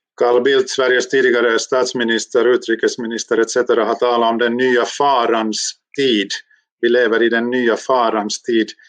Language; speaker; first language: Swedish; native; Swedish